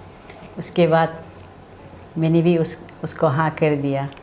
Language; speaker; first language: Hindi; non-native, local second language; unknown